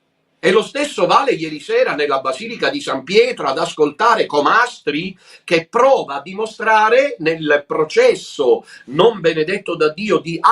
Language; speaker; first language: Italian; native; Italian